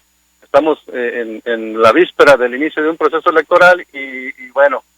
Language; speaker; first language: Spanish; native; Spanish